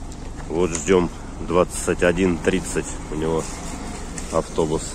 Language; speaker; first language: Russian; native; Russian